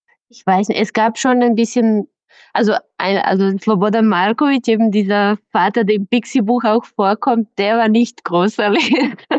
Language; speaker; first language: German; non-native, fluent; Serbian